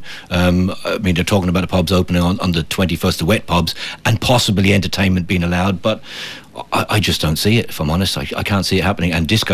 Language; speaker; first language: English; native; English